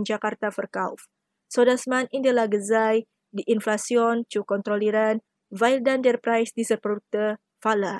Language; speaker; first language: German; non-native, fluent; Indonesian